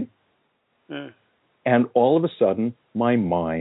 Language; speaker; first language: English; native; English